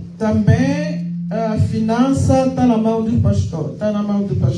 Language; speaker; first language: Portuguese; non-native, local second language; Lingala